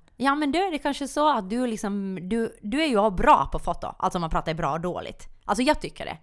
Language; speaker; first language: Swedish; native; Swedish